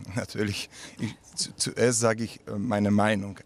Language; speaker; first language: German; non-native, fluent; Slovak